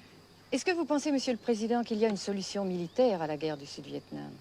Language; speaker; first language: French; native; French